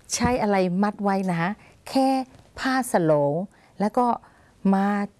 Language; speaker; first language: Thai; non-native, fluent; Burmese